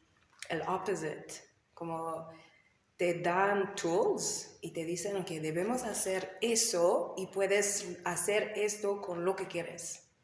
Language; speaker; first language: Spanish; non-native, learner; English